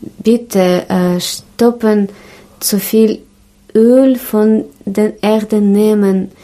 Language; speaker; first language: German; non-native, learner; Russian